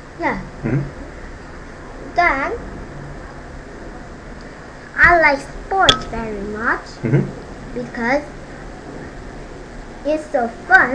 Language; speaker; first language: English; non-native, learner; Korean